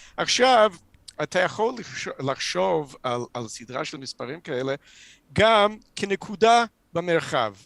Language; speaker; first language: Hebrew; non-native, fluent; English